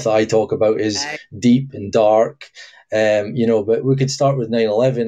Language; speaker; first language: English; native; English